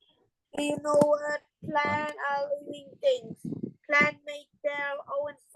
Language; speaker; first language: English; non-native, learner; Thai